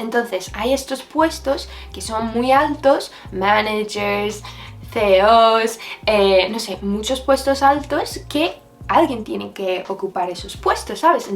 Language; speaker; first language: Spanish; non-native, fluent; English